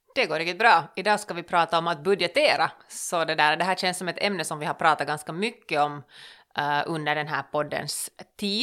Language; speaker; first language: Swedish; native; Swedish